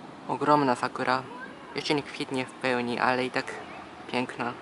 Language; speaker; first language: Polish; non-native, fluent; Japanese